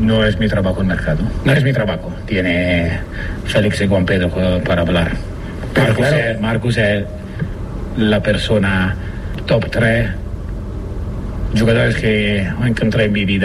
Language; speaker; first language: Spanish; non-native, learner; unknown